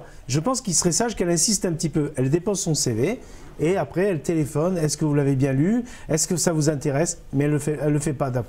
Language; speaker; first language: French; native; French